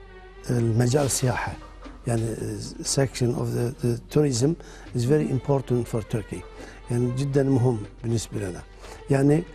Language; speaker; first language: Arabic; non-native, fluent; Turkish